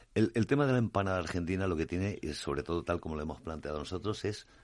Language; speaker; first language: Spanish; native; Spanish